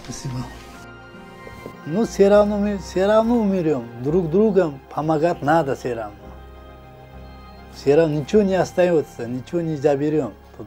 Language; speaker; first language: Russian; non-native, learner; Uzbek